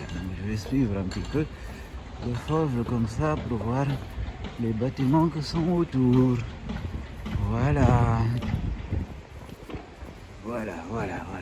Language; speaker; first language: French; non-native, fluent; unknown